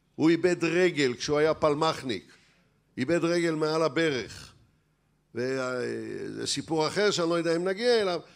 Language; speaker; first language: Hebrew; native; Hebrew